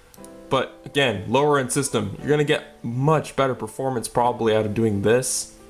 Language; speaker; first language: English; native; English